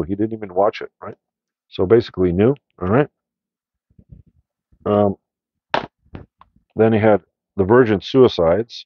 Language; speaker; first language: English; native; English